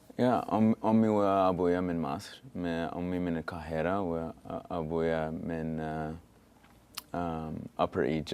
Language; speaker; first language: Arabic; early bilingual, heritage; English